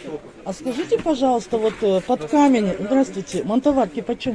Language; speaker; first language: Russian; native; Russian